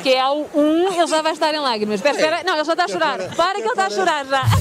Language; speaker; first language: Portuguese; native; Portuguese